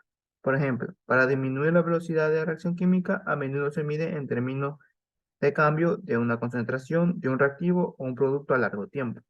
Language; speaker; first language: Spanish; native; Spanish